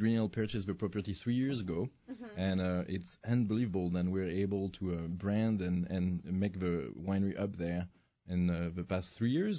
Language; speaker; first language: English; non-native, fluent; French